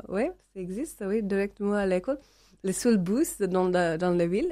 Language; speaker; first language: French; non-native, learner; English